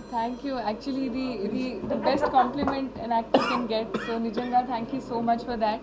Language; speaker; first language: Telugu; non-native, learner; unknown